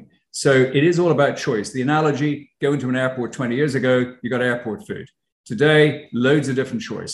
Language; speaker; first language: English; native; English